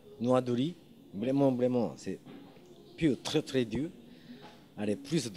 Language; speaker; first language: French; non-native, learner; Japanese